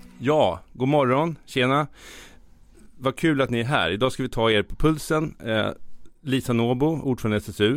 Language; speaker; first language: Swedish; native; Swedish